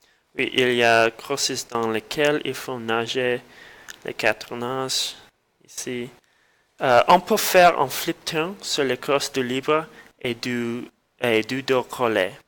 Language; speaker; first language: French; non-native, learner; English